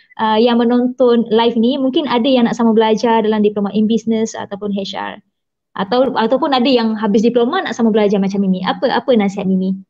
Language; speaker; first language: Malay; native; Malay